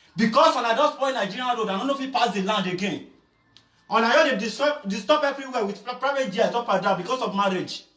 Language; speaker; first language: Nigerian Pidgin; non-native, local second language; Yoruba